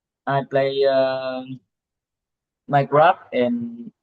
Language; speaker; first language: English; non-native, learner; Vietnamese